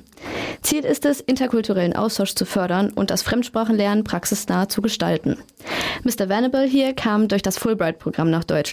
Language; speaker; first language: German; native; German